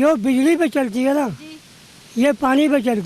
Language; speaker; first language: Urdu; non-native, local second language; Northern Hindko